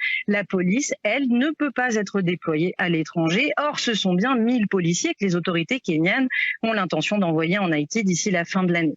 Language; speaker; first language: French; native; French